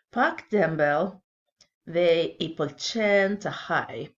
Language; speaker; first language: Albanian; non-native, learner; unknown